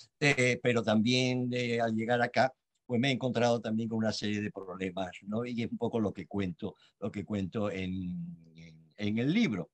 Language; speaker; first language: Spanish; native; Spanish